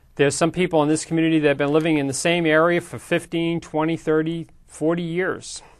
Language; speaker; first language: English; native; English